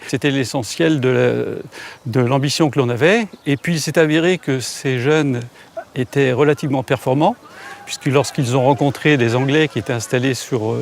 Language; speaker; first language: French; native; French